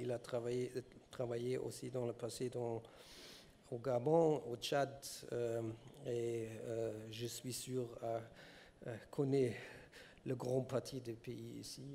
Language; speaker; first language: French; non-native, learner; German